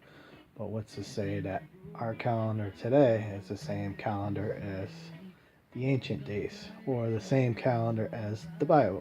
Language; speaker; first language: English; native; English